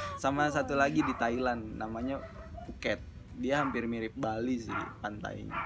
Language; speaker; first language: Indonesian; early bilingual, heritage; Indonesian